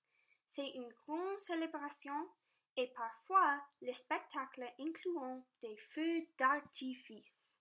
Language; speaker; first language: French; non-native, local second language; English